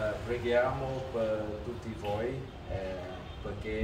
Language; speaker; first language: Italian; non-native, fluent; Vietnamese